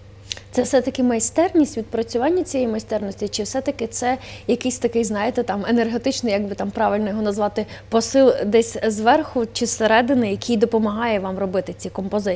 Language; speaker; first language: Ukrainian; native; Ukrainian